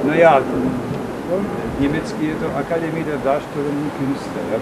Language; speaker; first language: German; non-native, fluent; Czech